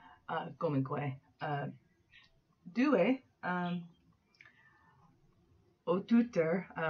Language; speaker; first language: Italian; non-native, learner; English